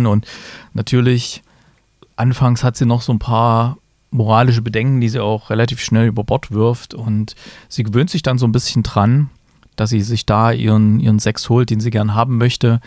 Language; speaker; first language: German; native; German